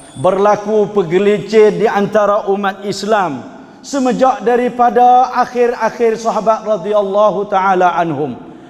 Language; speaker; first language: Malay; native; Malay